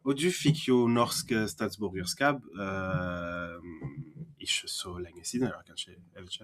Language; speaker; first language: Norwegian; non-native, fluent; French